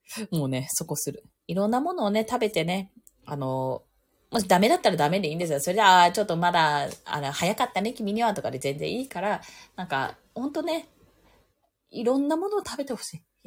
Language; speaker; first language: Japanese; native; Japanese